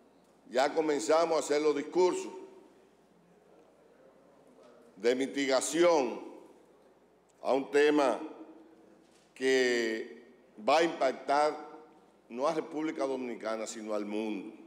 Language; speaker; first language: Spanish; native; Spanish